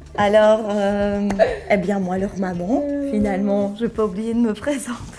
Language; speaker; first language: French; native; French